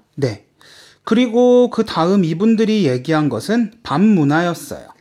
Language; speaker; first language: Korean; native; Korean